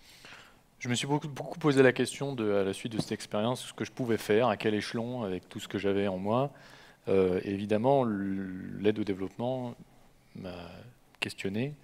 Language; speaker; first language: French; native; French